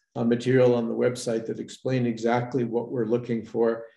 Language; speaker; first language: English; native; English